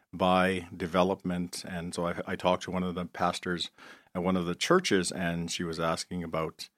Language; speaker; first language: English; native; English